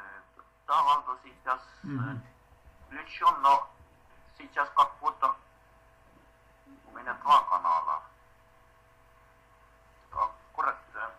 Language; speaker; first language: Russian; non-native, fluent; Estonian